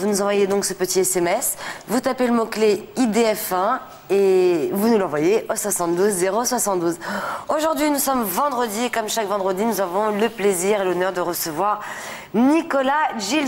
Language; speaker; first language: French; native; French